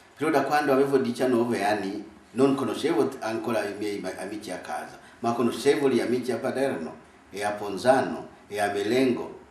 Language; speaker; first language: Italian; non-native, fluent; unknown